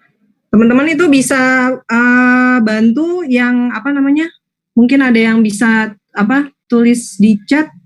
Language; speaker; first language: Indonesian; native; Indonesian